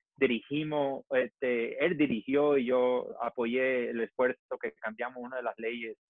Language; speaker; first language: Spanish; early bilingual, heritage; Spanish